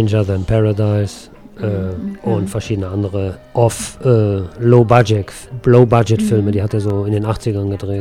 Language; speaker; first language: German; native; German